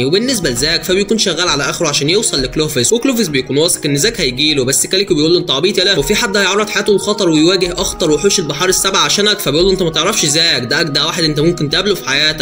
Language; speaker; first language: Arabic; native; Arabic